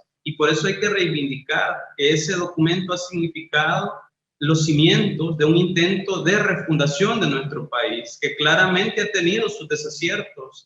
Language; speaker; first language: Spanish; native; Spanish